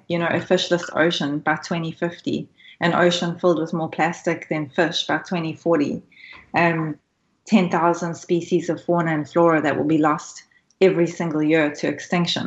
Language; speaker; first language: English; native; English